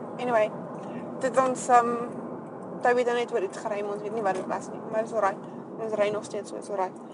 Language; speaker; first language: Afrikaans; native; Afrikaans